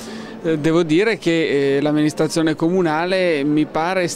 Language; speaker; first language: Italian; native; Italian